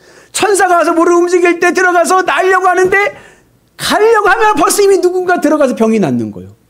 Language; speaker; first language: Korean; native; Korean